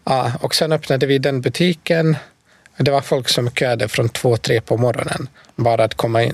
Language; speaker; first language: Swedish; non-native, fluent; Bosnian